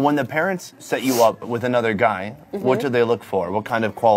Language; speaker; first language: English; native; English